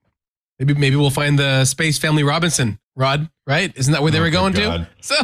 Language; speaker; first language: English; native; English